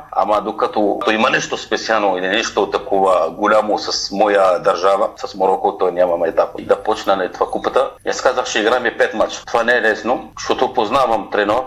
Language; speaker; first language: Bulgarian; non-native, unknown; Arabic